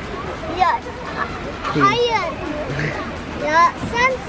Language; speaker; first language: Turkish; early bilingual, other home language; Arabic